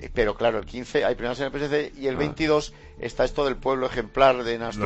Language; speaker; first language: Spanish; native; Spanish